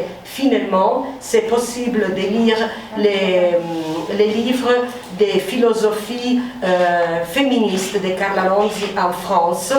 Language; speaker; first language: French; non-native, fluent; Italian